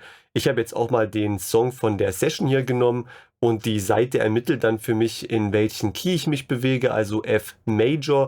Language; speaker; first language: German; native; German